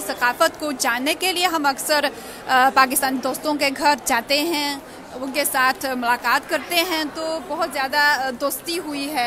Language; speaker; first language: Hindi; non-native, fluent; Chinese